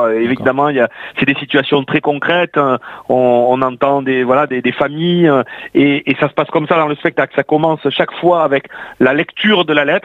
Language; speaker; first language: French; native; French